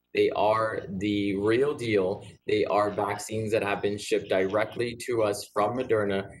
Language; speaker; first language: English; early bilingual, other home language; Spanish